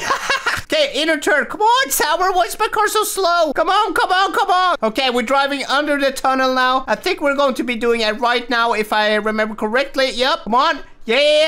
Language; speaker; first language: English; native; English